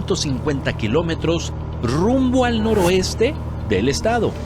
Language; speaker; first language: Spanish; native; Spanish